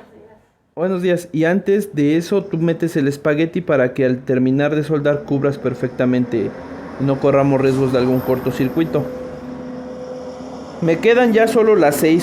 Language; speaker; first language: Spanish; native; Spanish